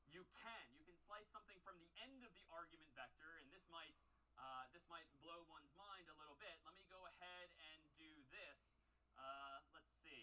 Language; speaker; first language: English; native; English